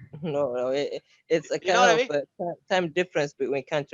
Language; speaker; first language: English; non-native, fluent; Somali